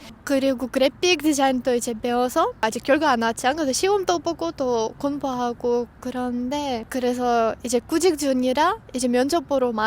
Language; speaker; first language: Korean; non-native, fluent; Russian